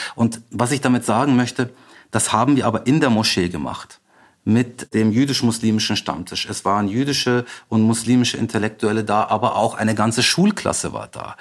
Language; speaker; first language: German; native; German